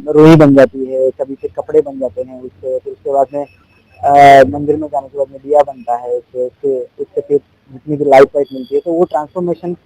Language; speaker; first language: Hindi; non-native, local second language; Telugu